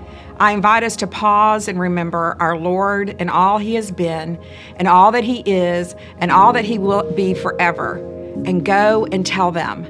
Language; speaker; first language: English; native; English